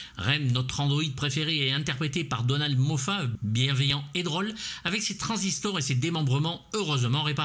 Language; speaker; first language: French; native; French